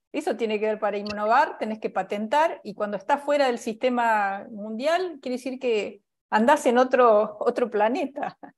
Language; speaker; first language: Spanish; native; Spanish